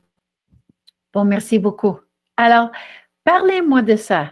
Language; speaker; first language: French; non-native, fluent; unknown